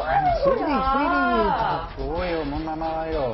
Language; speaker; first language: Korean; non-native, learner; English